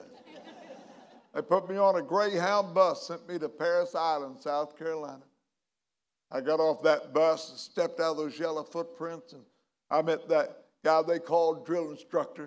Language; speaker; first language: English; native; English